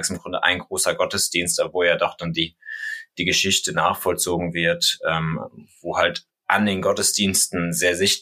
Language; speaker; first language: German; native; German